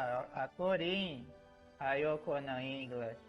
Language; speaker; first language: Filipino; non-native, learner; Portuguese